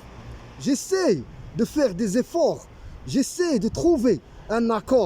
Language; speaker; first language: French; non-native, local second language; Arabic